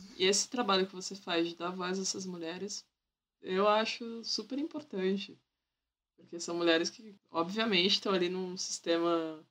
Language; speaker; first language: Portuguese; native; Portuguese